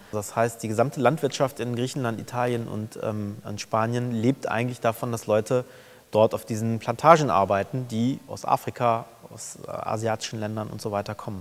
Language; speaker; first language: German; early bilingual, other home language; Turkish